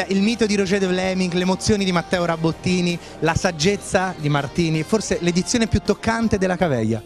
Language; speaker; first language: Italian; native; Italian